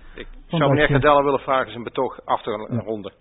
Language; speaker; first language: Dutch; native; Dutch